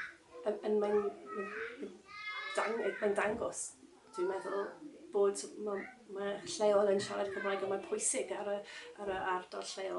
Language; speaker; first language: Welsh; non-native, learner; English